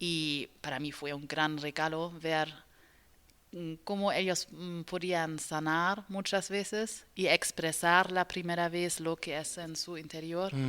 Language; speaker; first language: Spanish; non-native, learner; German